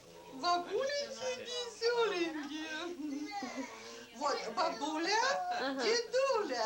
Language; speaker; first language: Russian; native; Russian